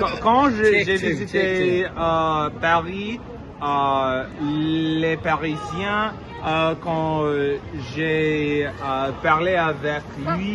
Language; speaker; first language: French; non-native, learner; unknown